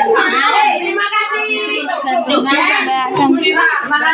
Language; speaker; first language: Indonesian; non-native, local second language; Javanese